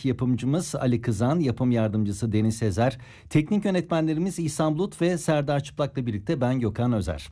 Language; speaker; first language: Turkish; native; Turkish